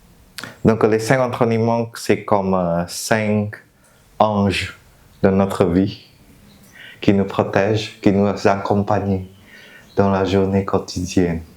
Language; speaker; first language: French; non-native, fluent; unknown